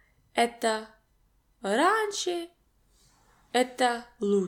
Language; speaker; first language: Russian; non-native, learner; English